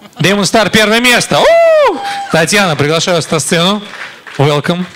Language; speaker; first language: Russian; native; Russian